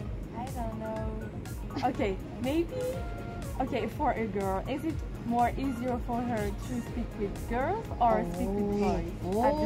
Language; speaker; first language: English; non-native, fluent; French